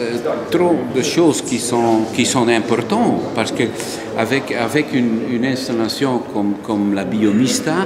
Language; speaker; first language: French; non-native, local second language; Dutch